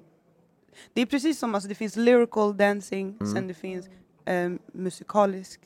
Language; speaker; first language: Swedish; native; Swedish